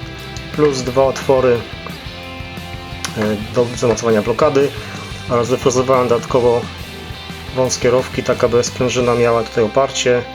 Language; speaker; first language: Polish; native; Polish